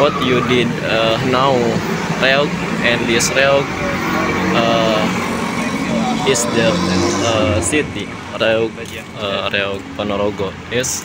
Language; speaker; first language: English; non-native, learner; Indonesian